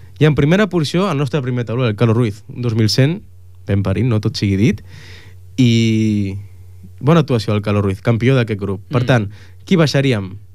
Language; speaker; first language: Catalan; native; Catalan